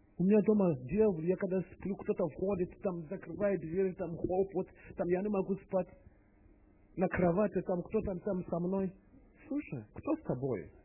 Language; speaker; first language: Russian; non-native, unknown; English